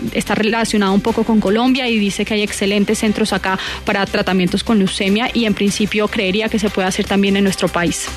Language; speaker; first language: Spanish; native; Spanish